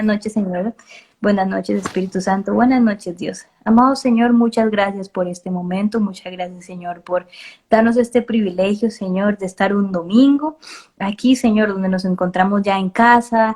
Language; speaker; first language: Spanish; native; Spanish